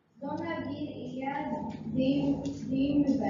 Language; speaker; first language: French; non-native, learner; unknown